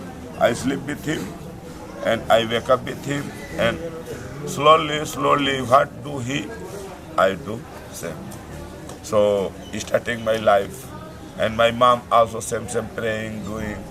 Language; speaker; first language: English; non-native, learner; Hindi